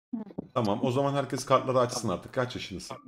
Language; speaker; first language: Turkish; early bilingual, heritage; Turkish